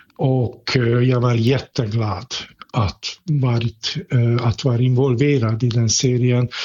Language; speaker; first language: Swedish; non-native, fluent; Hungarian